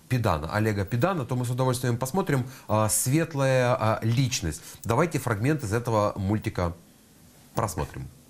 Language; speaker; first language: Russian; native; Russian